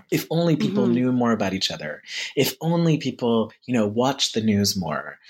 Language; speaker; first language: English; early bilingual, heritage; French